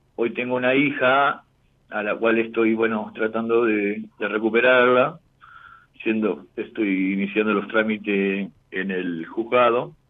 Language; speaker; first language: Spanish; native; Spanish